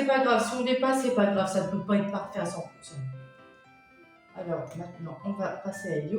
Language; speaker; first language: French; native; French